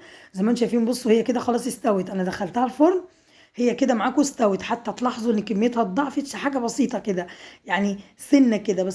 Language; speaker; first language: Arabic; native; Arabic